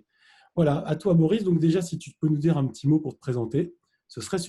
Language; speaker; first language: French; native; French